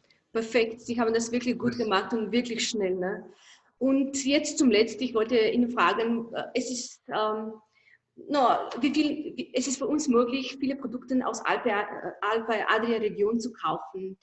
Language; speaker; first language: German; non-native, fluent; Slovenian